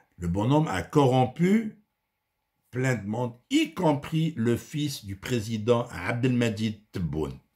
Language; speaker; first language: French; non-native, local second language; Arabic